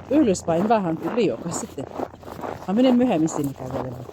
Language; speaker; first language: Finnish; non-native, learner; Bikol